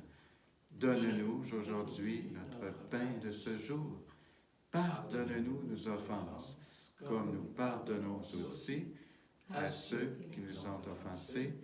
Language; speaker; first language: French; native; French